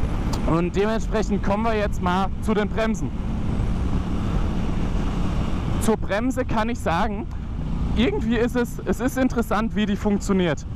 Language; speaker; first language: German; native; German